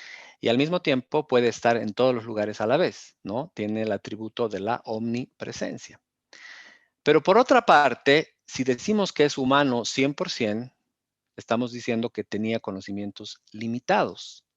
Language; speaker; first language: Spanish; native; Spanish